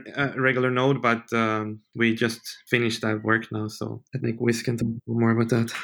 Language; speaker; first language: English; non-native, fluent; Swedish